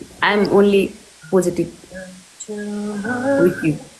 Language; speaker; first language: English; non-native, learner; Nepali